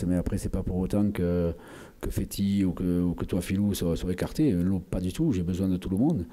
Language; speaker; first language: French; native; French